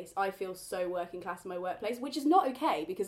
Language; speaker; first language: English; native; English